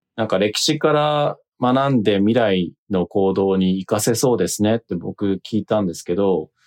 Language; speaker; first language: Japanese; native; Japanese